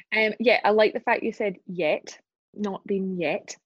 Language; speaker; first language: English; native; English